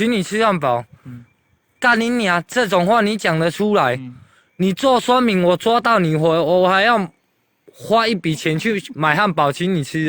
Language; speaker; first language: Chinese; native; Chinese